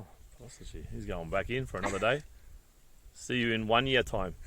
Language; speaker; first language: English; native; English